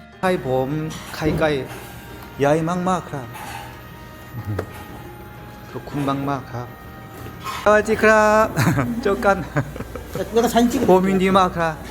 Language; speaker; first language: Thai; non-native, learner; Korean